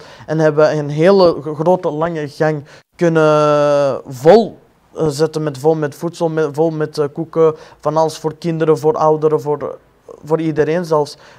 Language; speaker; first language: Dutch; non-native, fluent; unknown